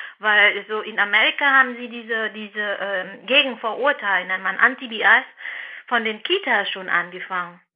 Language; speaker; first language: German; non-native, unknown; Vietnamese